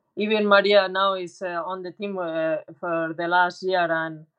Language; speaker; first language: English; non-native, learner; Spanish